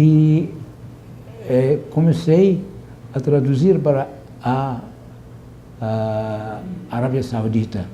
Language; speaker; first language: Portuguese; non-native, fluent; Arabic